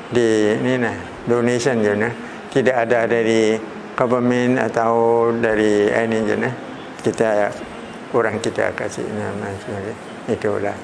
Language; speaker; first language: Indonesian; early bilingual, heritage; Thai